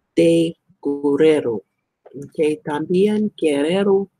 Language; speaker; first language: Spanish; non-native, learner; English